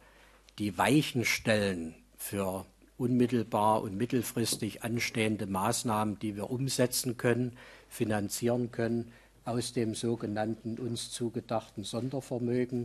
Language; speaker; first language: German; native; German